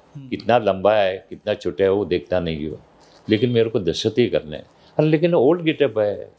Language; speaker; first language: Hindi; non-native, local second language; Marathi